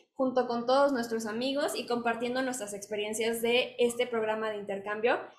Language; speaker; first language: Spanish; native; Spanish